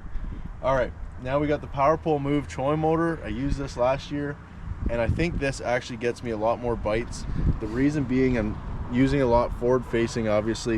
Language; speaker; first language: English; native; English